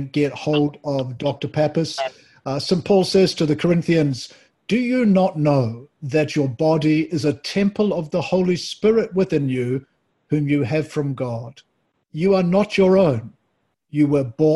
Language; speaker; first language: English; native; English